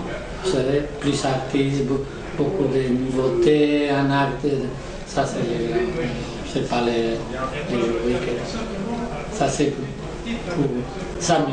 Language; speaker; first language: French; non-native, learner; Spanish